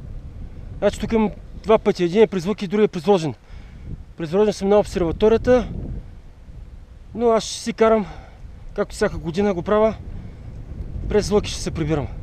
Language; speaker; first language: Bulgarian; native; Bulgarian